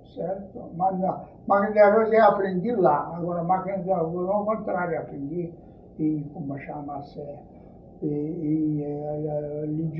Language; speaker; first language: Portuguese; non-native, fluent; Ukrainian